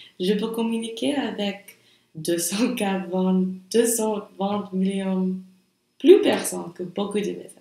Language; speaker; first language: French; non-native, learner; English